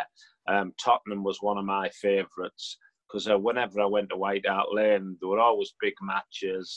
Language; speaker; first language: English; native; English